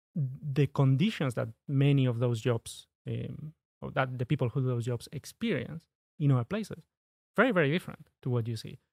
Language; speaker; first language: English; non-native, fluent; Spanish